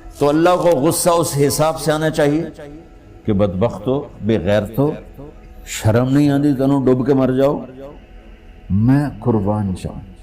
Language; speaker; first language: Urdu; non-native, local second language; Punjabi